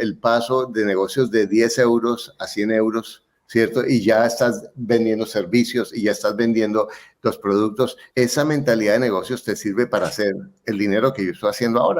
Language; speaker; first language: Spanish; native; Spanish